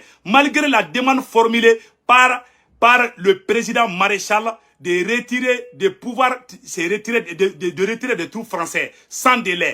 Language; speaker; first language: French; non-native, local second language; Bambara